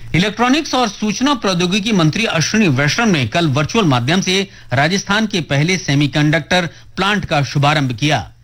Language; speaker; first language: Hindi; native; Hindi